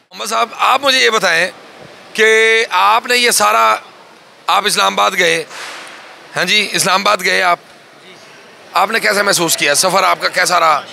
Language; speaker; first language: Urdu; non-native, local second language; Punjabi